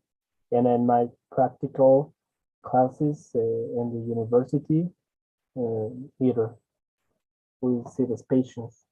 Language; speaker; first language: English; non-native, learner; Spanish